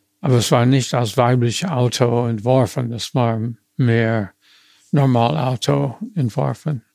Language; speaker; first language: German; non-native, fluent; English